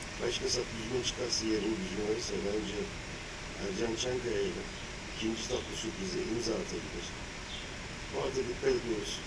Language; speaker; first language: Turkish; native; Turkish